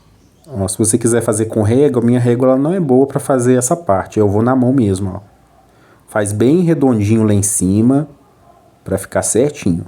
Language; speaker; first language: Portuguese; native; Portuguese